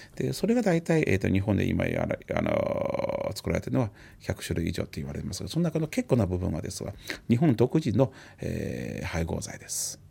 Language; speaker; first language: Japanese; non-native, fluent; Chinese